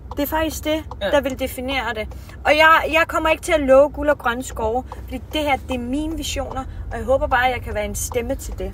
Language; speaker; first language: Danish; early bilingual, other home language; Kurdish